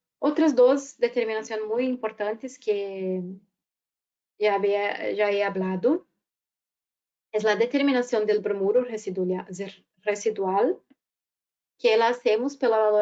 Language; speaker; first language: Spanish; non-native, fluent; Portuguese